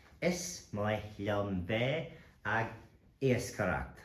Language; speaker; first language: Irish; non-native, local second language; English